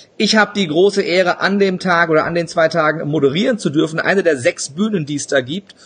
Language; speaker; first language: German; native; German